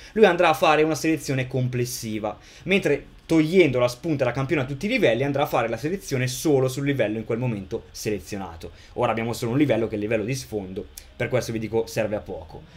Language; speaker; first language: Italian; native; Italian